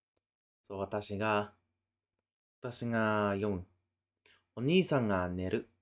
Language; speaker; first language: Japanese; non-native, fluent; English